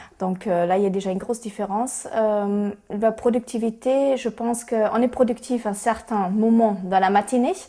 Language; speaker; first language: French; non-native, fluent; German